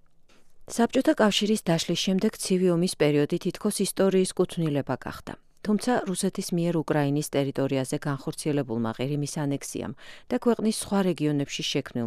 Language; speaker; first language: Georgian; native; Georgian